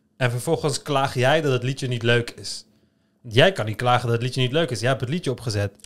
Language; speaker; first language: Dutch; early bilingual, other home language; Turkish